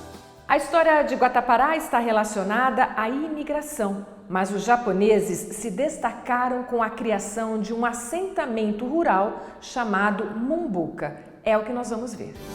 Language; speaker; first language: Portuguese; native; Portuguese